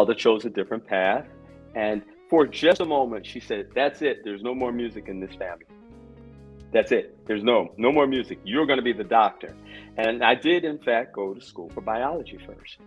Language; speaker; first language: English; native; English